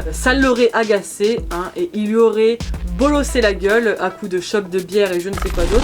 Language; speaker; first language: French; native; French